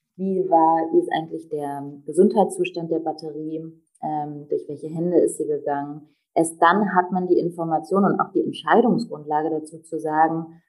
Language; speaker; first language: German; native; German